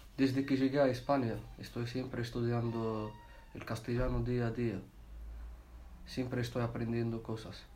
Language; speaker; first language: Spanish; non-native, learner; Arabic